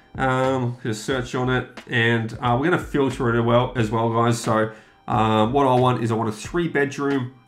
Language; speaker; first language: English; native; English